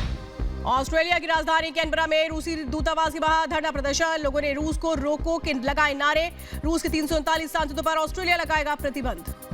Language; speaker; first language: Hindi; native; Hindi